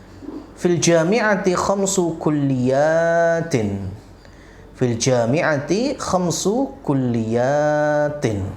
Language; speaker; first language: Arabic; non-native, fluent; Indonesian